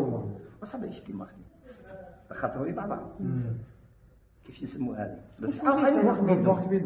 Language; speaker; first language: German; non-native, learner; French